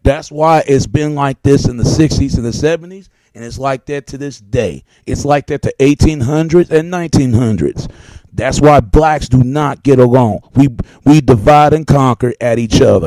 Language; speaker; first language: English; native; English